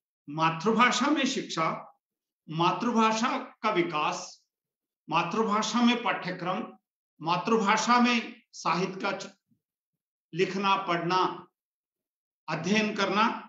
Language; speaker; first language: Hindi; non-native, local second language; Kannada